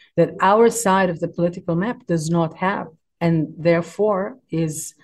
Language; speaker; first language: English; non-native, fluent; Hebrew